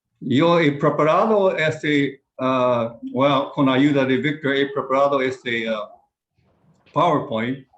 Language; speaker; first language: Spanish; non-native, fluent; Japanese